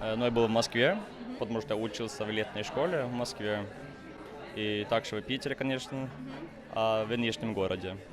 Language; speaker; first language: Russian; non-native, fluent; Norwegian